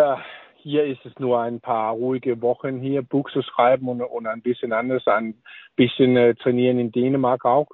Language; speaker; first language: German; non-native, learner; Danish